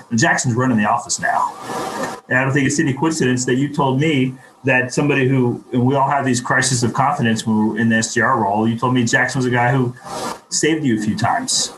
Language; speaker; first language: English; native; English